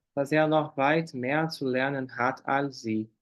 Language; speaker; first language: German; non-native, fluent; Portuguese